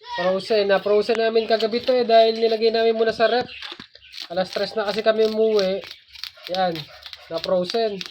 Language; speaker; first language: Filipino; native; Filipino